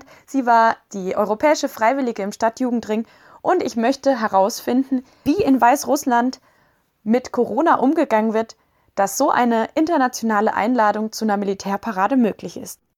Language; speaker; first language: German; native; German